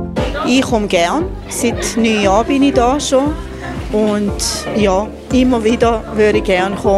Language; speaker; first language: German; non-native, learner; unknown